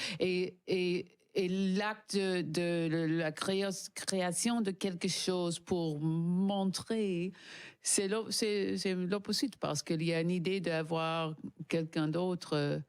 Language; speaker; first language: French; non-native, learner; English